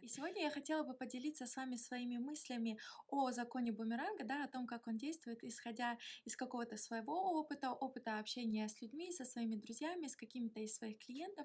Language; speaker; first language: Russian; native; Russian